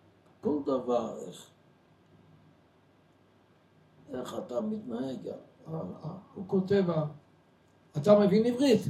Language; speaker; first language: Hebrew; non-native, fluent; Yiddish